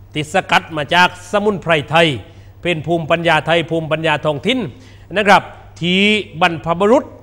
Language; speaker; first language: Thai; non-native, local second language; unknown